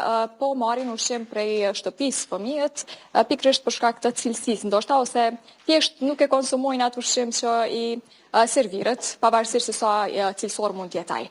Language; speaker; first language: Albanian; native; Albanian